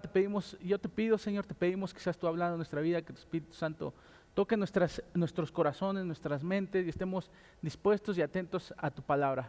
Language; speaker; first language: Spanish; native; Spanish